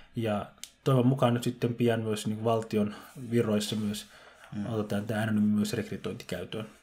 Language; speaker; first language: Finnish; early bilingual, other home language; Somali